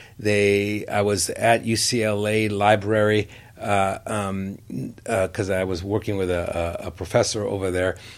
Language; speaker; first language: English; native; English